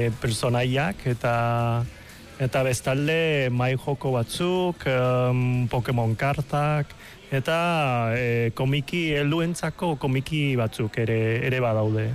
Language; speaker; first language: Basque; non-native, local second language; Spanish